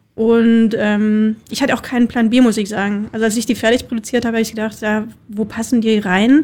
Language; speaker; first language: German; native; German